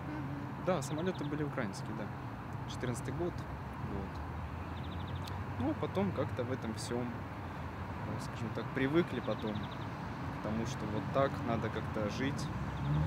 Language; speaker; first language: Russian; native; Russian